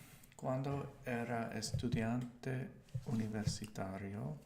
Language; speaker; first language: Spanish; non-native, learner; English